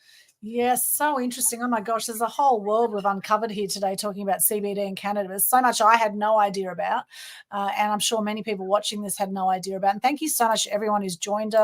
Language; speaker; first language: English; native; English